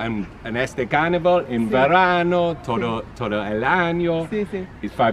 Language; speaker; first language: Spanish; non-native, learner; English